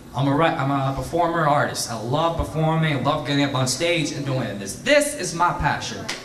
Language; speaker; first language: English; native; English